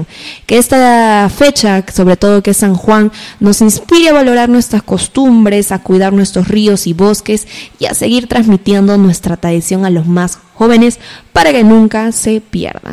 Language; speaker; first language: Spanish; native; Spanish